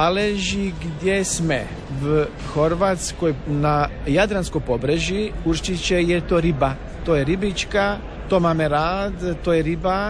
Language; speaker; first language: Slovak; non-native, learner; Croatian